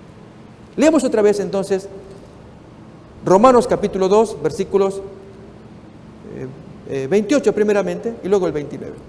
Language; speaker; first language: Spanish; native; Spanish